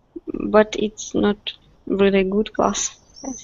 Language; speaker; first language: English; non-native, learner; Russian